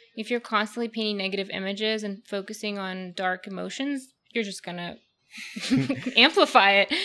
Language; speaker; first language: English; early bilingual, other home language; Russian